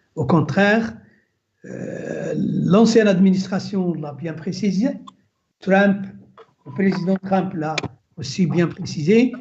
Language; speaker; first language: French; non-native, local second language; Arabic